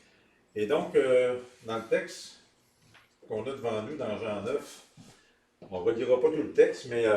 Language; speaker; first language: French; native; French